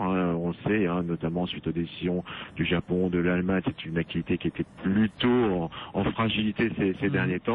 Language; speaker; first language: French; native; French